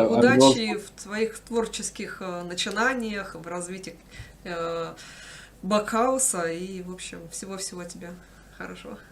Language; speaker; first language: Russian; native; Russian